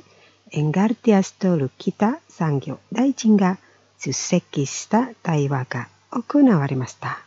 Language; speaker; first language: Japanese; non-native, fluent; Indonesian